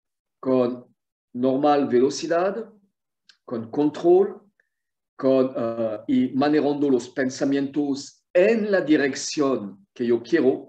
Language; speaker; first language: Spanish; non-native, fluent; French